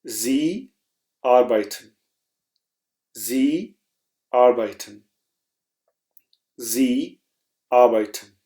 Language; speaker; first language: German; non-native, fluent; Urdu